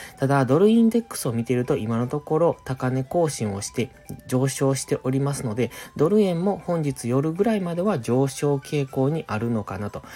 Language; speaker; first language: Japanese; native; Japanese